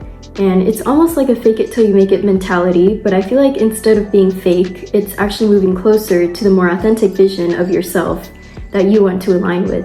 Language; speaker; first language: English; native; English